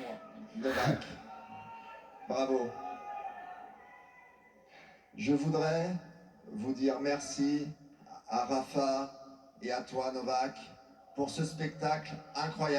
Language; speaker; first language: French; native; French